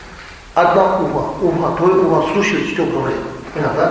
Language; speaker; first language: Russian; non-native, learner; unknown